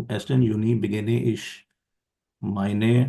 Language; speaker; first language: German; non-native, learner; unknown